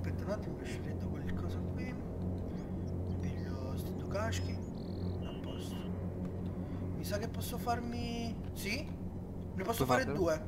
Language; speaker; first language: Italian; native; Italian